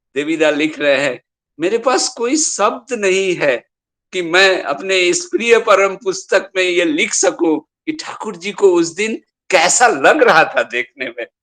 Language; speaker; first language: Hindi; non-native, local second language; Bangla